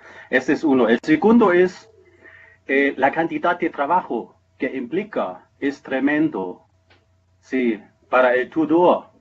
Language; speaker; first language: Spanish; non-native, fluent; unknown